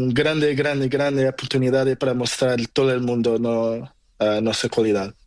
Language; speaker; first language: Spanish; non-native, learner; Portuguese